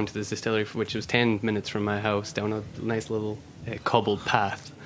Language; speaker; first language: English; native; English